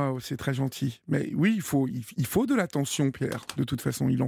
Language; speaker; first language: French; native; French